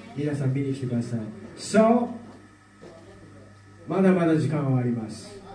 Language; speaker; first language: Japanese; native; Japanese